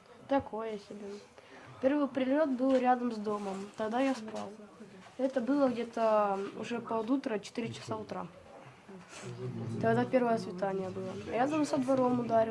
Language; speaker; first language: Russian; native; Russian